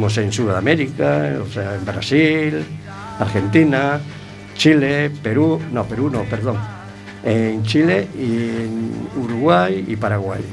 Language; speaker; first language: Spanish; native; Spanish